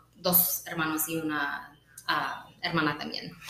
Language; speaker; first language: Spanish; non-native, fluent; English